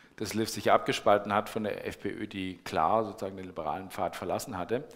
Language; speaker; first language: German; native; German